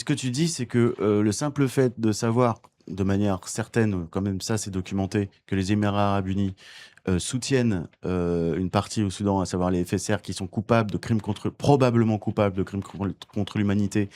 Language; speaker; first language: French; native; French